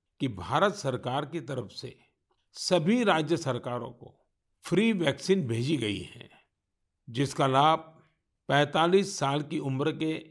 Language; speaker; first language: Hindi; non-native, local second language; Gujarati